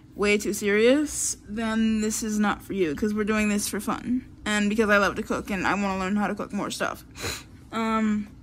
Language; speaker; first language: English; native; English